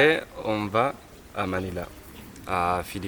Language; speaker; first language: French; non-native, learner; Spanish